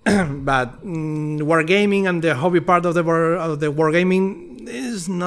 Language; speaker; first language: English; non-native, fluent; Spanish